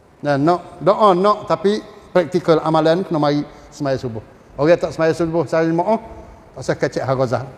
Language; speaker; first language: Malay; native; Malay